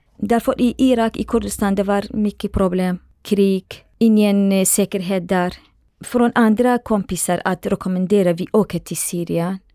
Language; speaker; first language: Swedish; non-native, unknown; Central Kurdish